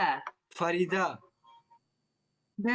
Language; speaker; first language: Russian; non-native, learner; Uzbek